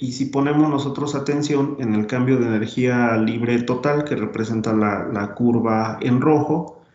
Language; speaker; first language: Spanish; native; Spanish